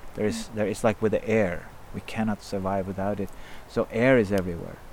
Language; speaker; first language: English; non-native, fluent; Norwegian